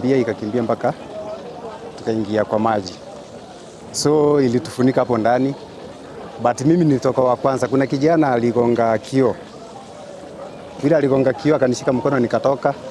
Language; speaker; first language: Swahili; non-native, local second language; Gusii